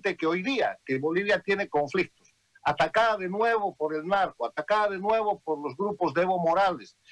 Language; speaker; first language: Spanish; native; Spanish